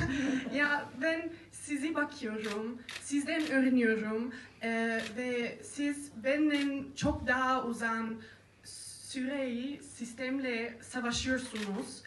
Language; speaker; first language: Turkish; non-native, learner; German